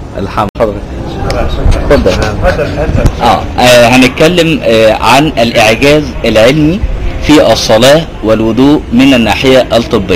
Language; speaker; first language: Arabic; native; Arabic